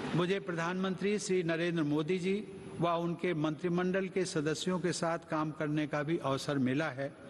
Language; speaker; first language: Hindi; native; Hindi